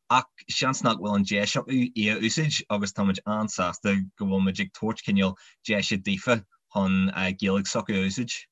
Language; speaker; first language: Irish; non-native, local second language; English